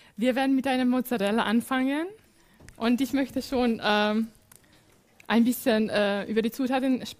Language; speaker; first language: German; non-native, fluent; Hungarian